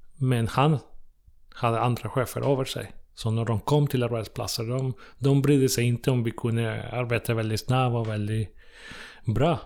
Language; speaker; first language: Swedish; non-native, fluent; Spanish